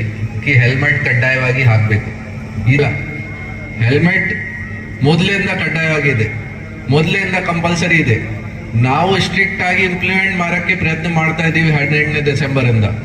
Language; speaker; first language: Kannada; non-native, fluent; Hindi